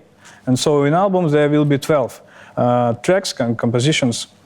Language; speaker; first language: English; non-native, fluent; Russian